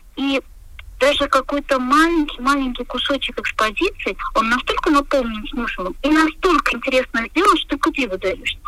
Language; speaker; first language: Russian; native; Russian